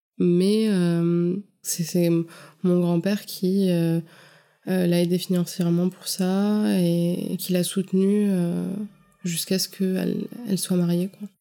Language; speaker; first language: French; native; French